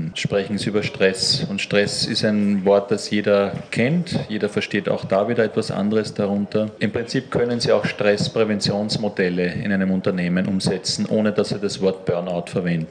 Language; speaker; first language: German; native; German